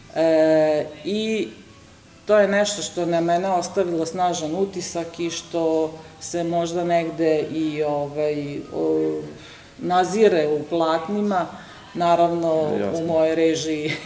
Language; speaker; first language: Serbian; native; Serbian